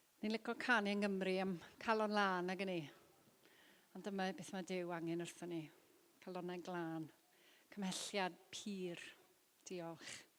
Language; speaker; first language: Welsh; non-native, local second language; English